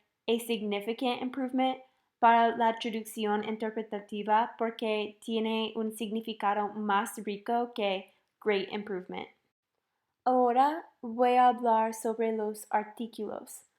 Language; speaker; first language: Spanish; non-native, fluent; English